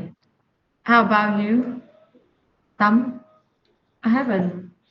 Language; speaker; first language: English; non-native, learner; Vietnamese